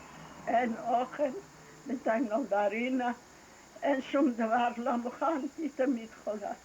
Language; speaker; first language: Hebrew; non-native, fluent; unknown